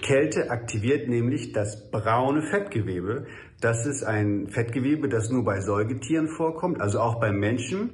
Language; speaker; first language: German; native; German